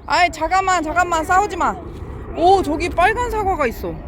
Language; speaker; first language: Korean; native; Korean